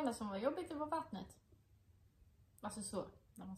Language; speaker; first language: Swedish; native; Swedish